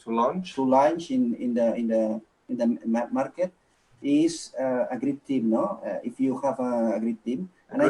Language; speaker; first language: English; non-native, local second language; Catalan